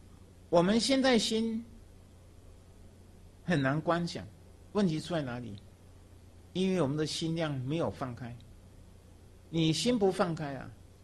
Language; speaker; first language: Chinese; native; Chinese